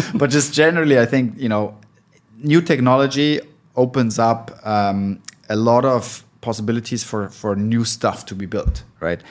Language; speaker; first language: English; non-native, fluent; German